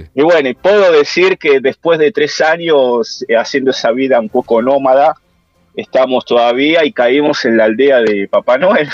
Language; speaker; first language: Spanish; native; Spanish